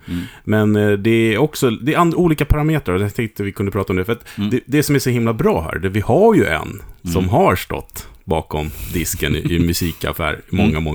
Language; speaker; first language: Swedish; native; Swedish